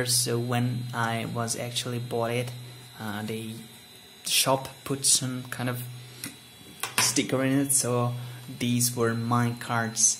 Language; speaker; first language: English; non-native, fluent; Hungarian